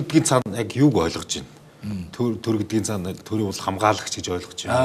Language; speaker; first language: Mongolian; native; Mongolian